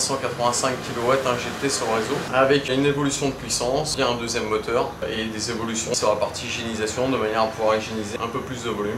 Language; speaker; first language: French; native; French